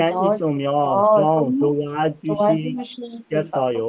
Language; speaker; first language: Korean; non-native, learner; Burmese